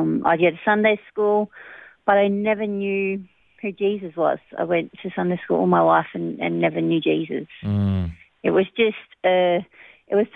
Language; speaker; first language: English; native; English